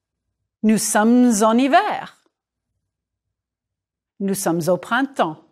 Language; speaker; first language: French; non-native, fluent; English